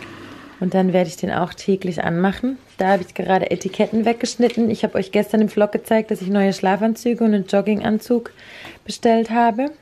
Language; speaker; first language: German; native; German